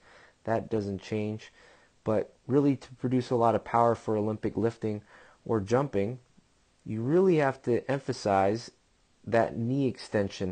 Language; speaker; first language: English; native; English